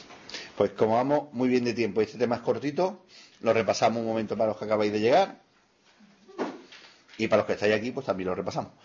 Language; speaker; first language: Spanish; native; Spanish